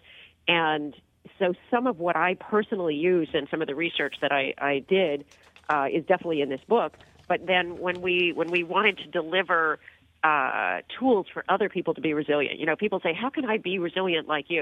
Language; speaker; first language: English; native; English